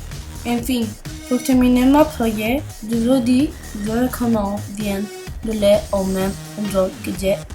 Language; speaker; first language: French; non-native, learner; Spanish